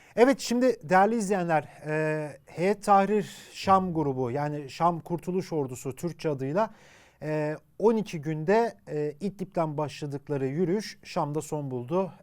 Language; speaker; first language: Turkish; native; Turkish